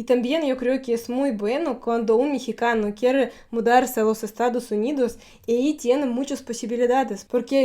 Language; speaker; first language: Spanish; non-native, learner; Russian